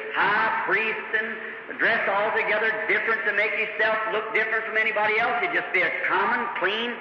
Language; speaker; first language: English; native; English